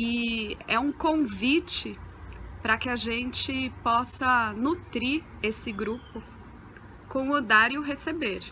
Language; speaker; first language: Portuguese; native; Portuguese